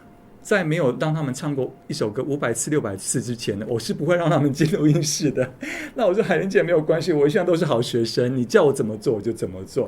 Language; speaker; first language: Chinese; native; Chinese